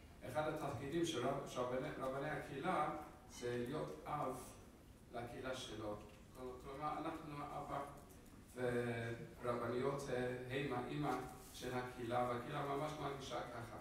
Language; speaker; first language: Hebrew; non-native, fluent; English